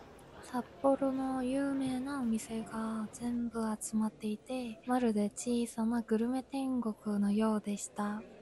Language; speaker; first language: Japanese; non-native, fluent; Korean